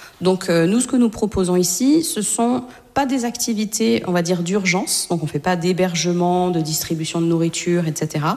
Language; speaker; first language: French; native; French